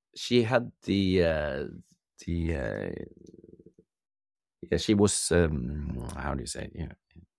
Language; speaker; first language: English; non-native, fluent; Norwegian